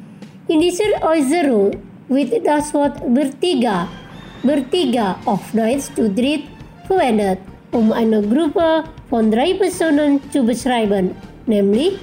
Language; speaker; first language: German; non-native, fluent; Indonesian